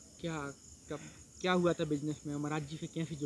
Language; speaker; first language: Hindi; native; Hindi